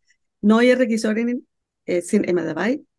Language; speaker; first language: German; non-native, fluent; Spanish